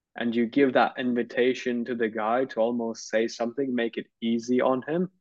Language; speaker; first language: English; non-native, fluent; Turkish